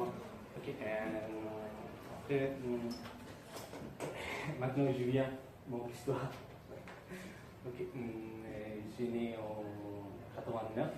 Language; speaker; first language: French; non-native, learner; Tamil